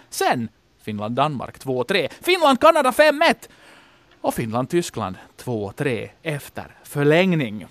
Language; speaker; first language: Swedish; native; Swedish